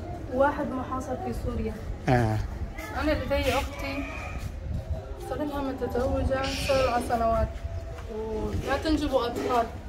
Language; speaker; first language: Arabic; native; Arabic